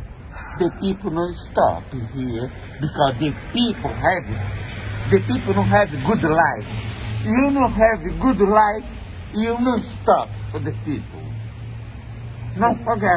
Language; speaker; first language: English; non-native, learner; Portuguese